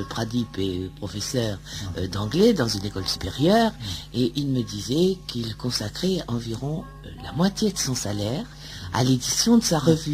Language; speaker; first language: French; native; French